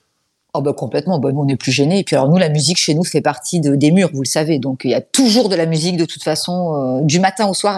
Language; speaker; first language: French; native; French